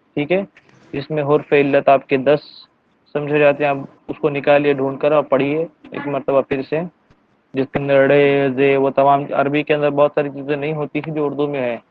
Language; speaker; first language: Urdu; native; Urdu